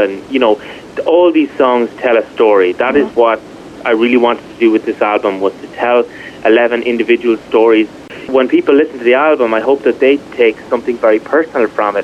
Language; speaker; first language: English; native; English